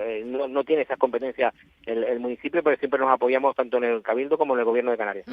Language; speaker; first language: Spanish; native; Spanish